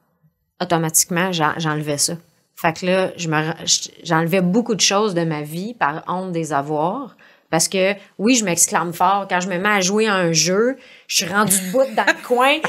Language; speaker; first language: French; native; French